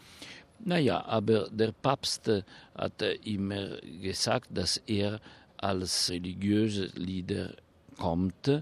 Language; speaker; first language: German; non-native, fluent; Italian